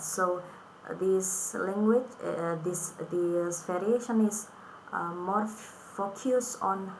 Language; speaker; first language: English; non-native, fluent; Indonesian